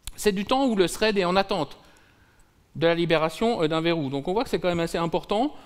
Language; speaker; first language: French; native; French